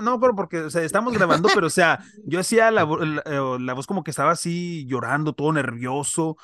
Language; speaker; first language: Spanish; native; Spanish